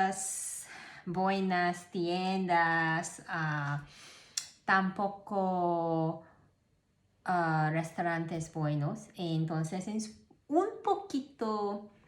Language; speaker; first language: Spanish; non-native, learner; Cantonese